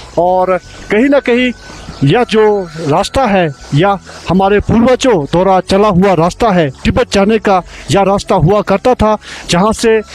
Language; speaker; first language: Hindi; native; Hindi